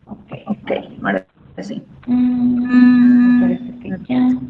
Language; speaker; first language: Spanish; native; Spanish